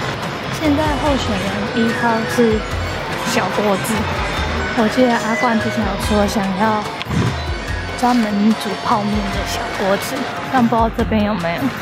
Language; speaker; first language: Chinese; native; Chinese